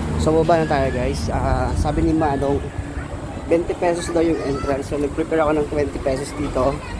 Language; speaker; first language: Filipino; native; Filipino